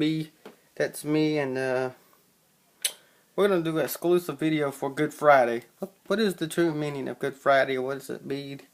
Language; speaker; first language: English; native; English